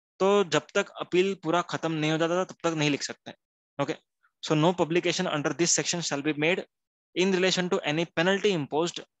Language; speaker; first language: Hindi; non-native, local second language; Gujarati